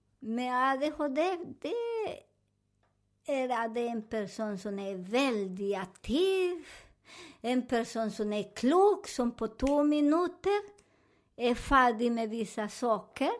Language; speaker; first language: Swedish; non-native, learner; Spanish